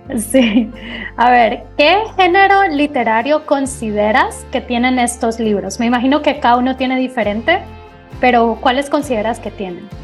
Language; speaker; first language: Spanish; native; Spanish